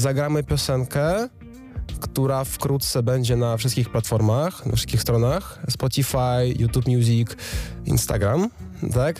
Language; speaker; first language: Polish; non-native, fluent; Ukrainian